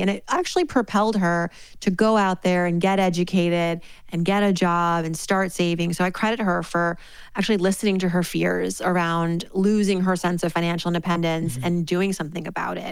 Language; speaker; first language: English; native; English